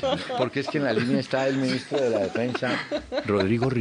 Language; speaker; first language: Spanish; native; Spanish